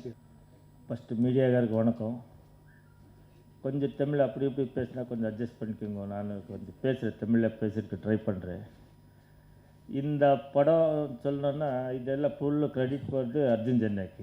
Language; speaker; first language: Tamil; non-native, learner; Kannada